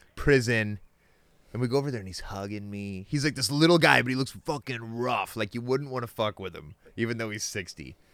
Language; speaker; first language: English; native; English